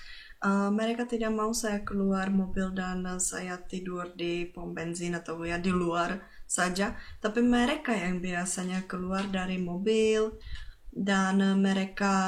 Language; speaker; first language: Indonesian; non-native, fluent; Czech